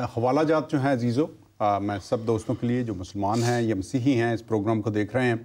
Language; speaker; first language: Urdu; non-native, local second language; Punjabi